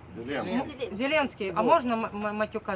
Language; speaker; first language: Russian; native; Russian